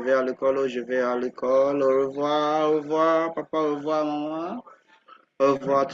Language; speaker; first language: French; non-native, fluent; Akan